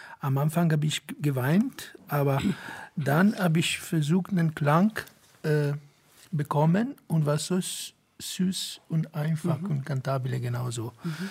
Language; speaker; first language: German; non-native, fluent; Italian